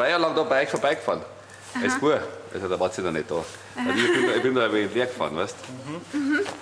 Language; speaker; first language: German; native; German